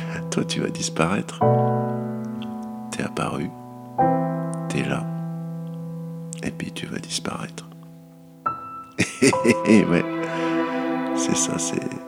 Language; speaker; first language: French; native; French